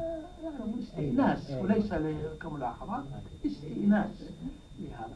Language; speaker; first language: Arabic; native; Arabic